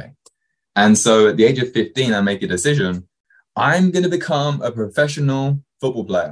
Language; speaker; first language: English; native; English